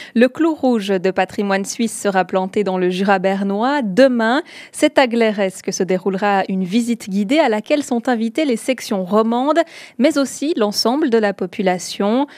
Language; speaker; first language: French; native; French